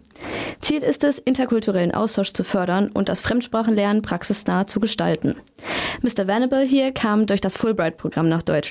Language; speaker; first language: German; native; German